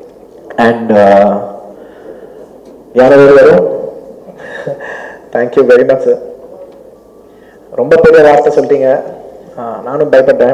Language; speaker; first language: Tamil; non-native, local second language; Telugu